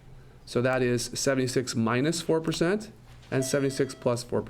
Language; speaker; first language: English; native; English